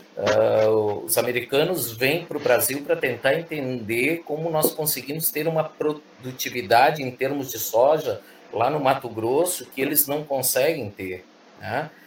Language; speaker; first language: Portuguese; early bilingual, other home language; Spanish